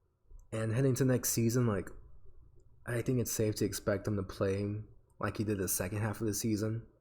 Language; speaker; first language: English; native; English